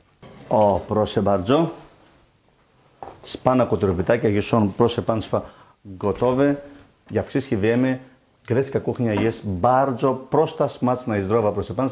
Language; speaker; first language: Polish; non-native, learner; Greek